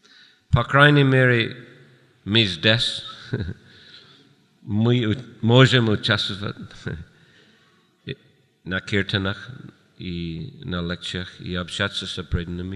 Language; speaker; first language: Russian; non-native, fluent; English